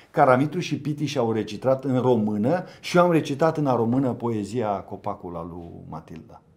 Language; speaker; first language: Romanian; native; Romanian